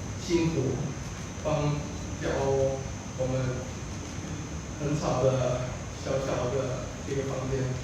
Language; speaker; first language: Chinese; non-native, learner; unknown